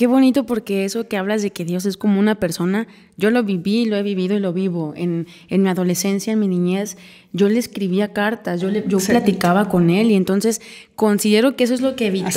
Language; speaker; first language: Spanish; native; Spanish